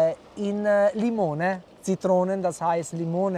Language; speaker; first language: German; non-native, learner; Italian